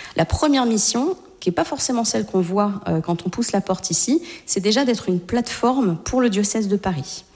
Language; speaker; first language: French; native; French